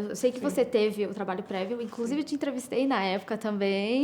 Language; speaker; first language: Portuguese; native; Portuguese